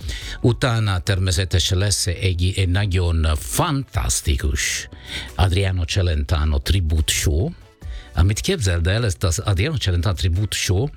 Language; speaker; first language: Hungarian; non-native, fluent; Italian